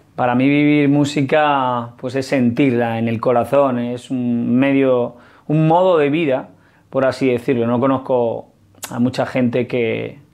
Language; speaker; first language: Spanish; native; Spanish